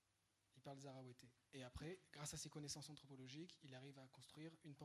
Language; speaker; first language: French; native; French